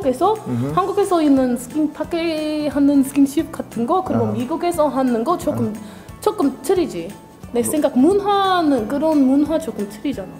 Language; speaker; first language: Korean; non-native, learner; English